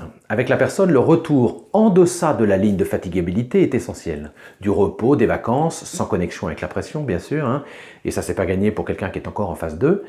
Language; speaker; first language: French; native; French